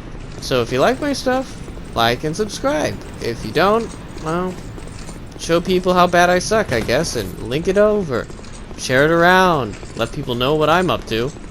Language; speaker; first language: English; native; English